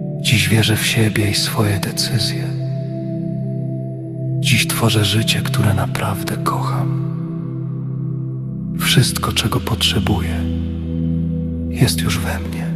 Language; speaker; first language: Polish; native; Polish